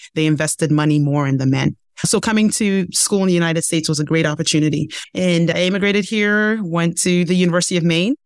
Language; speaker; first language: English; non-native, local second language; Ibibio